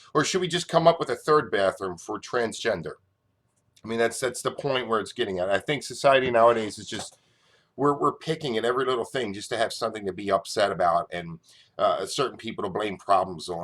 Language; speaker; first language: English; native; English